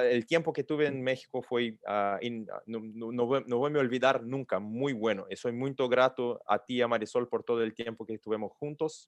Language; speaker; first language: Spanish; non-native, learner; Portuguese